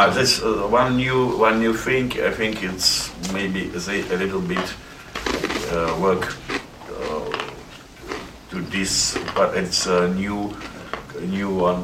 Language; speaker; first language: English; non-native, learner; Russian